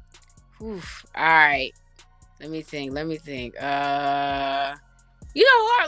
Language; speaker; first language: English; early bilingual, other home language; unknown